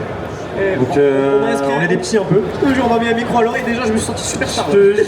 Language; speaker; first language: French; native; French